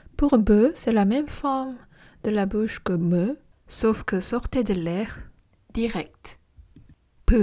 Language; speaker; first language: French; non-native, fluent; Korean